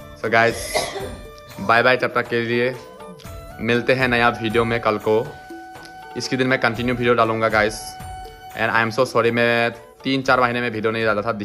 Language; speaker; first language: Hindi; non-native, local second language; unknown